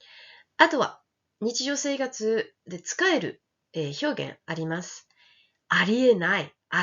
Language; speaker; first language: Japanese; non-native, fluent; French